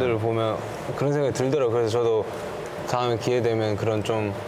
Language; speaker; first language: Korean; native; Korean